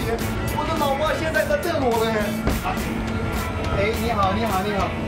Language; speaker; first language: Chinese; non-native, fluent; Turkish